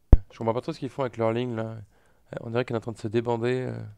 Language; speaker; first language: French; native; French